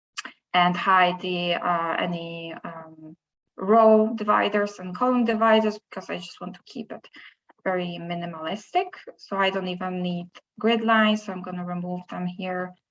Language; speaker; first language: English; non-native, fluent; Polish